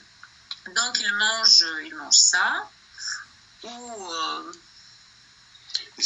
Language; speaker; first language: French; non-native, fluent; Bosnian